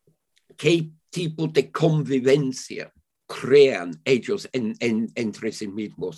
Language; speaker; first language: Spanish; non-native, fluent; English